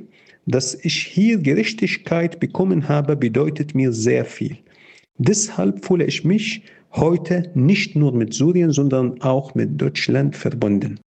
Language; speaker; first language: German; non-native, fluent; Arabic